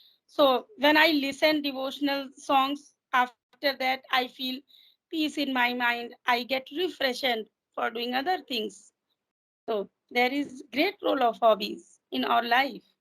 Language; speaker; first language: English; non-native, fluent; Hindi